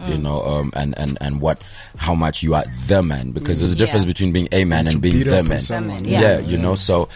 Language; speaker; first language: English; non-native, local second language; Zulu